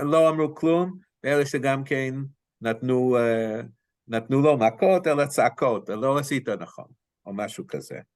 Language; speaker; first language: Hebrew; non-native, fluent; English